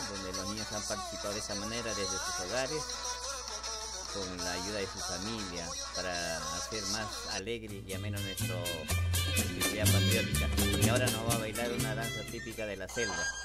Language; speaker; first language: Spanish; native; Spanish